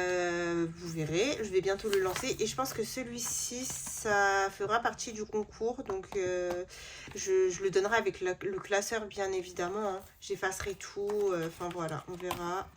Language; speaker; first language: French; native; French